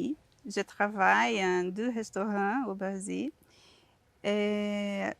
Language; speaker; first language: French; non-native, learner; Portuguese